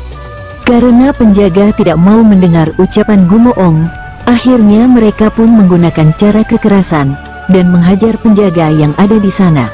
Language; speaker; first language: Indonesian; native; Indonesian